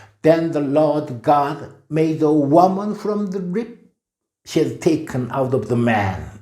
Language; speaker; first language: English; non-native, fluent; Korean